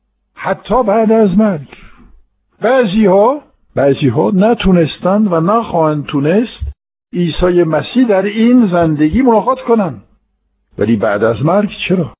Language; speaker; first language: Persian; non-native, fluent; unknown